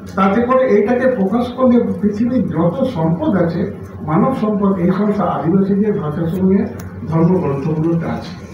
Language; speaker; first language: Bangla; non-native, local second language; Santali